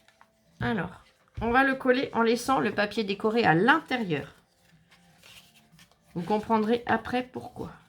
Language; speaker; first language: French; native; French